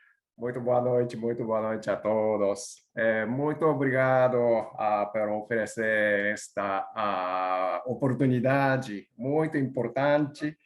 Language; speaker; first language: Portuguese; non-native, learner; Japanese